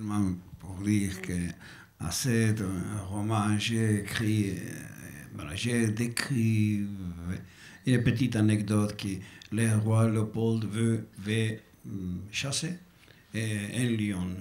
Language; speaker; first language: French; non-native, learner; Basque